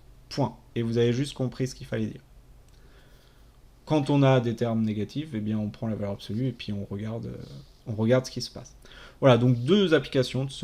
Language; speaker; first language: French; native; French